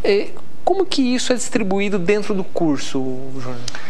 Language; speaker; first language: Portuguese; native; Portuguese